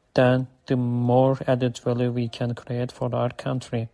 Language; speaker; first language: English; non-native, fluent; Turkish